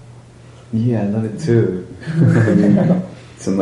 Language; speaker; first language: English; non-native, learner; Spanish